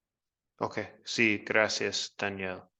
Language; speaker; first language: Spanish; non-native, fluent; English